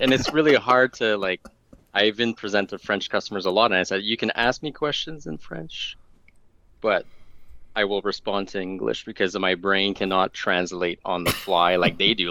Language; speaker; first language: English; non-native, fluent; French